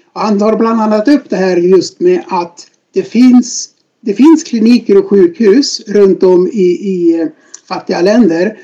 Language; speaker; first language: Swedish; native; Swedish